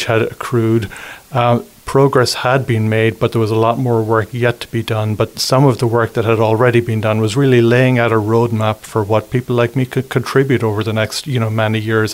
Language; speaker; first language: English; native; English